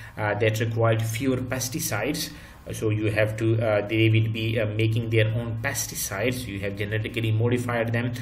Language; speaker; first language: English; non-native, local second language; Urdu